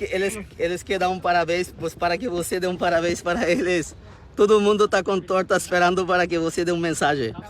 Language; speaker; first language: Portuguese; non-native, learner; Bangla